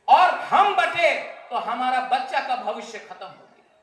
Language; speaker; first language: Hindi; non-native, local second language; Kok Borok